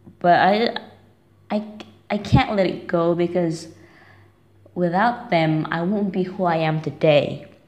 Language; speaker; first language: English; non-native, fluent; Indonesian